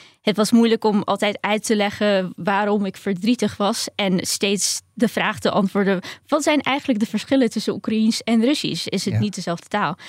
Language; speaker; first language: Dutch; early bilingual, other home language; Ukrainian